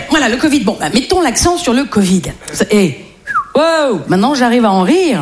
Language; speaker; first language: French; native; French